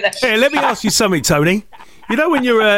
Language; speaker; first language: English; native; English